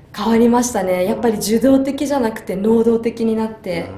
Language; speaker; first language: Japanese; native; Japanese